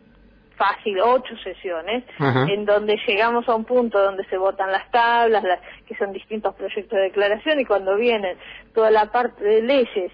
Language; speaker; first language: Spanish; native; Spanish